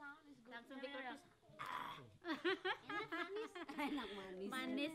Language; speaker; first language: Indonesian; native; Indonesian